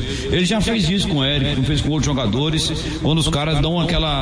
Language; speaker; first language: Portuguese; native; Portuguese